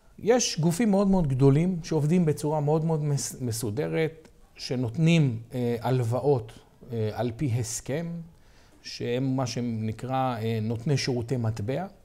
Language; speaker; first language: Hebrew; native; Hebrew